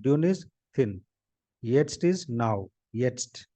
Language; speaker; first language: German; non-native, fluent; Hindi